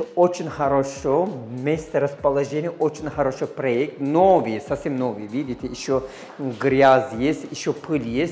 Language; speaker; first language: Russian; non-native, learner; Turkish